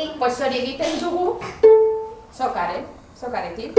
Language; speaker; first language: Basque; non-native, local second language; Spanish